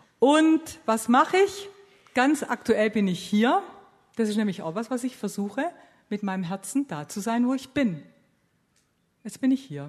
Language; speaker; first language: German; native; German